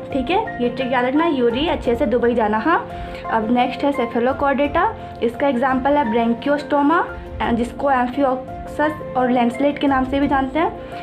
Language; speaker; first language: Hindi; native; Hindi